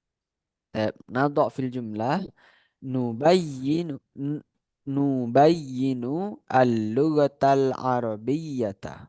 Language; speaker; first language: Arabic; non-native, fluent; Indonesian